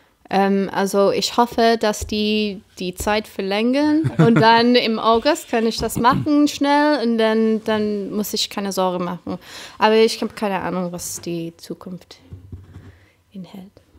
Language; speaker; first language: German; non-native, fluent; English